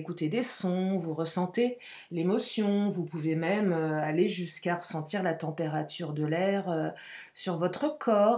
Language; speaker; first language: French; native; French